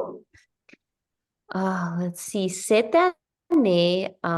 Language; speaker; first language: French; non-native, learner; Spanish